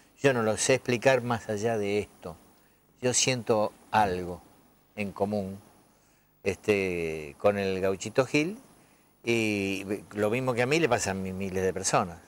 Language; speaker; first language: Spanish; native; Spanish